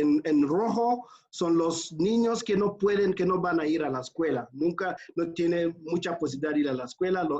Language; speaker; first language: Spanish; non-native, fluent; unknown